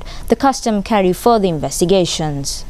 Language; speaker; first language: English; non-native, local second language; Sinhala